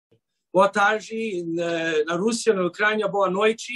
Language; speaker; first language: Portuguese; non-native, fluent; Hebrew